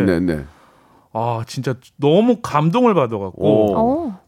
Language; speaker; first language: Korean; native; Korean